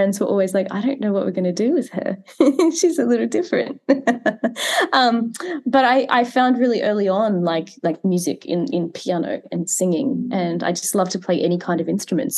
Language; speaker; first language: English; native; English